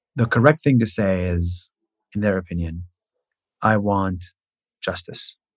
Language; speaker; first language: English; non-native, fluent; Hebrew